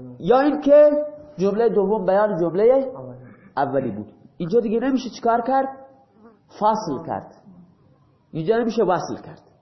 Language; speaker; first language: Persian; non-native, local second language; Baluchi